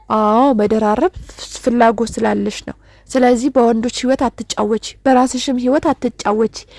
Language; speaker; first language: Amharic; non-native, local second language; Oromo